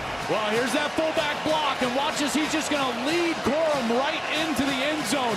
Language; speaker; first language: English; native; English